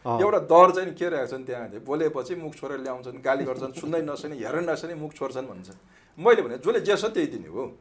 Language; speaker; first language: Nepali; native; Nepali